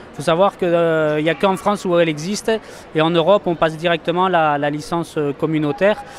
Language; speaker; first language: French; native; French